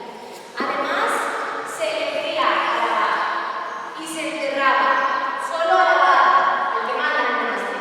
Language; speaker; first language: Spanish; native; Spanish